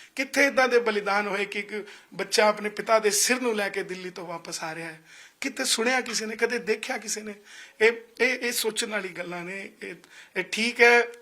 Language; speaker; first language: Punjabi; non-native, local second language; Hindi